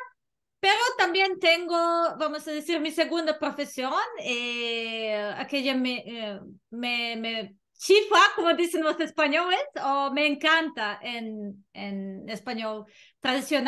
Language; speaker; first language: Spanish; non-native, fluent; Serbian